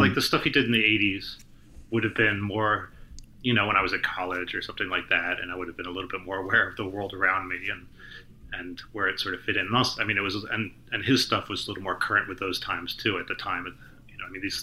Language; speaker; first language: English; native; English